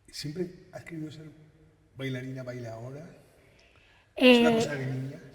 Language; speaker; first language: Spanish; native; Spanish